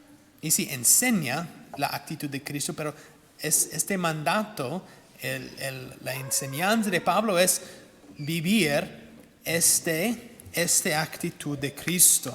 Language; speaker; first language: Spanish; non-native, fluent; English